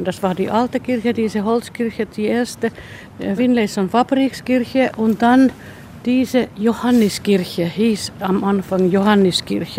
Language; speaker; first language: German; non-native, fluent; Finnish